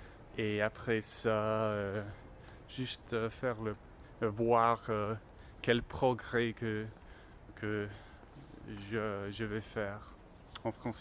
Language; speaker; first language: French; non-native, learner; English